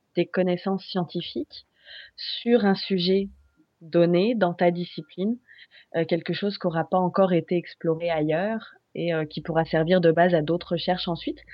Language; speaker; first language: French; native; French